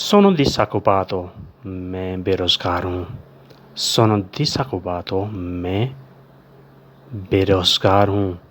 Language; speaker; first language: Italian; non-native, learner; Urdu